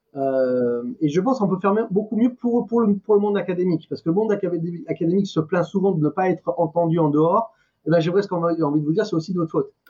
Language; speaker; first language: French; non-native, fluent; Persian